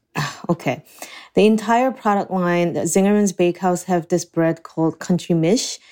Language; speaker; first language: English; non-native, fluent; Korean